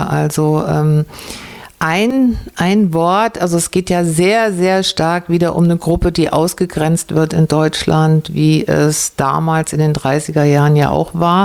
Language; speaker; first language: German; native; German